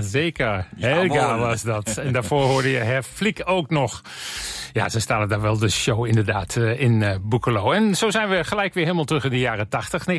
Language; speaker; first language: Dutch; native; Dutch